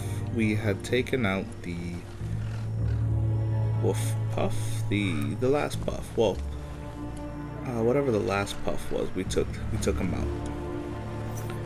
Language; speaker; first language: English; native; English